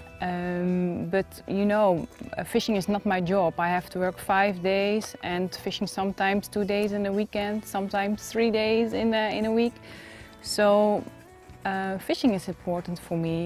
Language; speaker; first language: English; non-native, fluent; Dutch